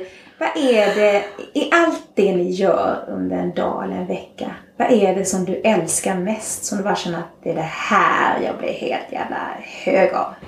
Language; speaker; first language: Swedish; native; Swedish